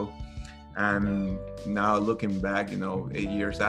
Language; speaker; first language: English; non-native, fluent; Spanish